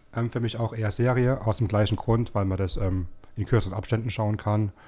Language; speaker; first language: German; native; German